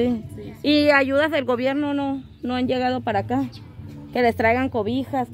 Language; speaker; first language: Spanish; native; Spanish